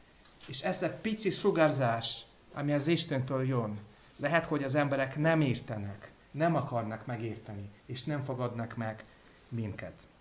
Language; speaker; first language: Hungarian; non-native, fluent; English